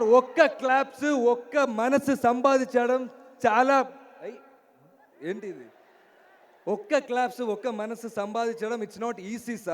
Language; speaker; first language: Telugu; non-native, learner; Malayalam